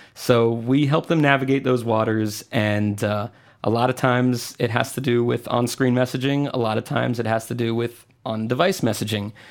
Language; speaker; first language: English; non-native, fluent; Spanish